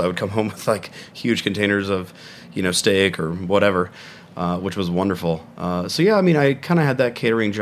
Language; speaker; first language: English; native; English